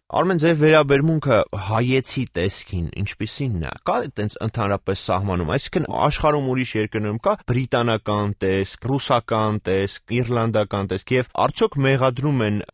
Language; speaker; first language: Armenian; native; Armenian